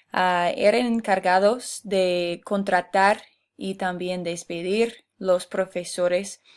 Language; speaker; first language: Spanish; non-native, fluent; English